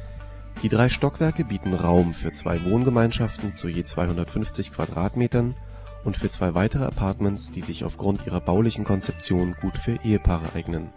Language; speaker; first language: German; native; German